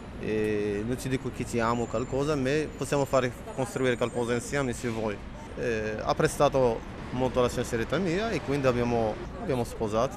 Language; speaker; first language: Italian; non-native, learner; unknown